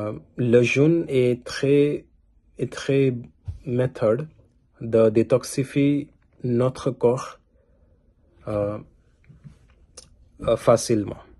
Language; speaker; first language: French; non-native, learner; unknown